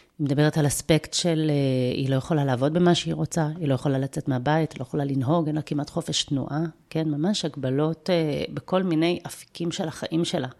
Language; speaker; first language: Hebrew; early bilingual, other home language; Russian